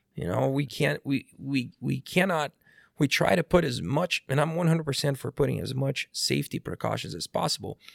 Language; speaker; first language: English; non-native, fluent; Portuguese